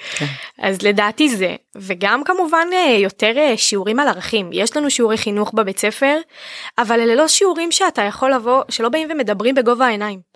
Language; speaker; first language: Hebrew; native; Hebrew